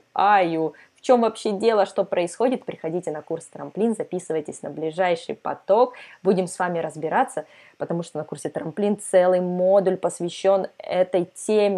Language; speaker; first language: Russian; non-native, fluent; Serbian